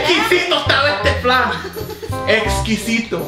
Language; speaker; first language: Spanish; early bilingual, heritage; Spanish